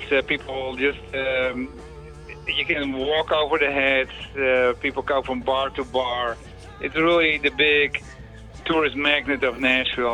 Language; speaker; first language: English; non-native, fluent; Dutch